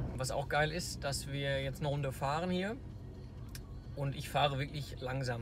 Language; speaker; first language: German; native; German